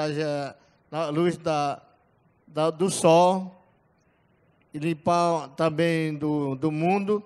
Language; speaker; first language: Portuguese; non-native, local second language; Yanomámi